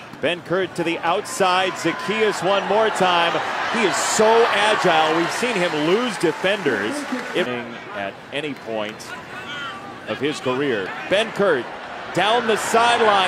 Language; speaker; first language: English; native; English